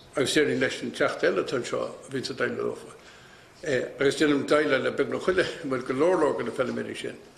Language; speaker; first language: Irish; native; Irish